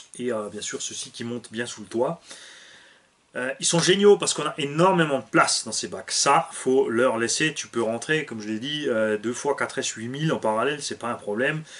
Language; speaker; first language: French; native; French